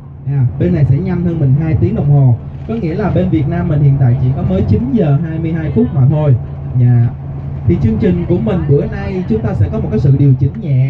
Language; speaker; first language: Vietnamese; native; Vietnamese